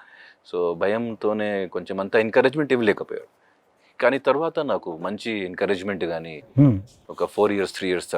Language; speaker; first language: Telugu; non-native, local second language; Hindi